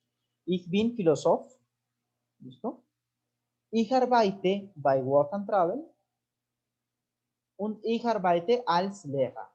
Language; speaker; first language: German; non-native, fluent; Spanish